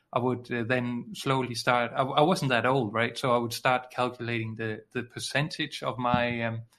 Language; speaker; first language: English; non-native, fluent; Danish